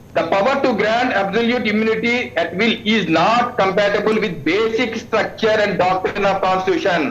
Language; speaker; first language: English; non-native, local second language; Telugu